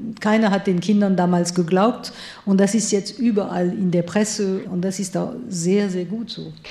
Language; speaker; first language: German; non-native, fluent; French